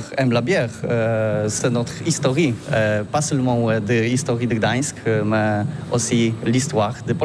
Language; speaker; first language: French; non-native, learner; Polish